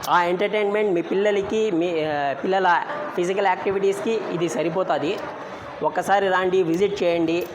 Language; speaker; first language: Telugu; non-native, local second language; Urdu